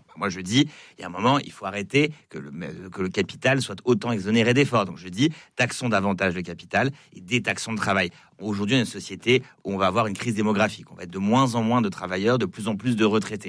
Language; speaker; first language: French; native; French